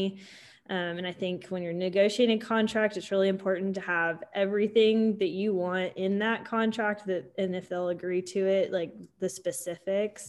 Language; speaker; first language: English; native; English